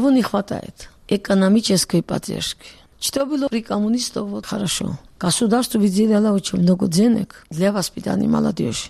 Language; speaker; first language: Russian; non-native, local second language; Georgian